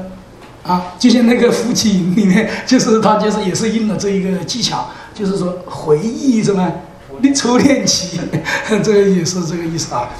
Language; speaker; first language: Chinese; native; Chinese